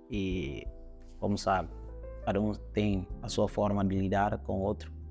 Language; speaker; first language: Portuguese; non-native, local second language; Upper Guinea Crioulo